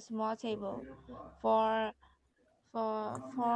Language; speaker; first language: English; non-native, learner; Vietnamese